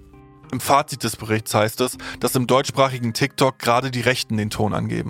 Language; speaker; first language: German; native; German